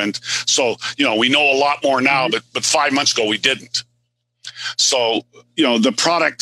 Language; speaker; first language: English; native; English